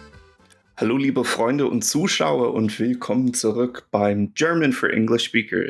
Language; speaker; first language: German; non-native, fluent; English